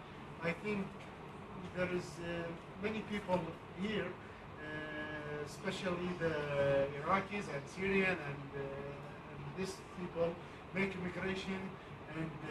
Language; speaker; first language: English; non-native, learner; Arabic